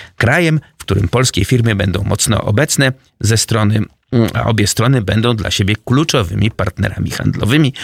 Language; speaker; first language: Polish; native; Polish